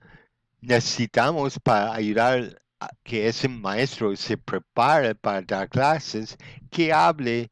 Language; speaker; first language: Spanish; non-native, fluent; English